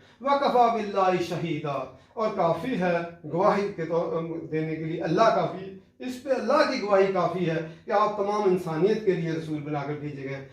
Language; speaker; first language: Urdu; non-native, local second language; Punjabi